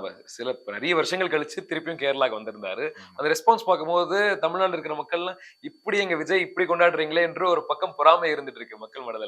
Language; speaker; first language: Tamil; native; Tamil